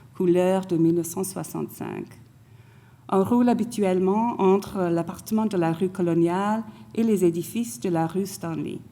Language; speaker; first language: French; non-native, fluent; English